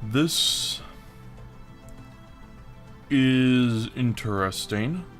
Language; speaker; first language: English; native; English